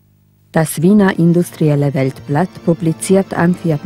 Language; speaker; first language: German; native; German